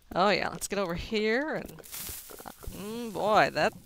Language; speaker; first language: English; native; English